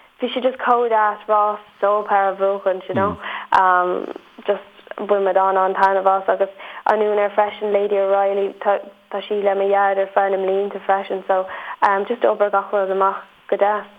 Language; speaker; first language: Irish; non-native, local second language; English